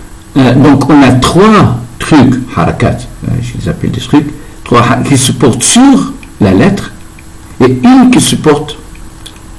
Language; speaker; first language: French; non-native, fluent; Arabic